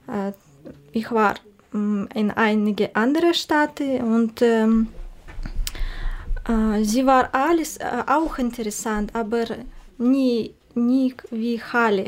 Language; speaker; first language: German; non-native, learner; Russian